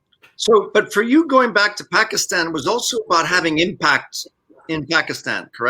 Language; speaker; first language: English; native; English